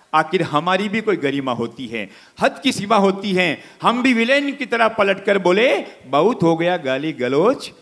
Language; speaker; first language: Hindi; native; Hindi